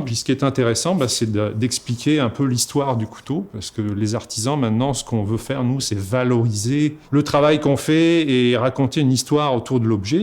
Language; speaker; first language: French; native; French